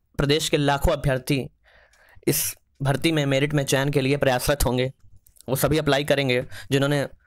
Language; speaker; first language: Hindi; native; Hindi